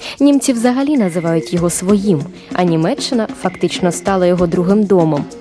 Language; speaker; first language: Ukrainian; native; Ukrainian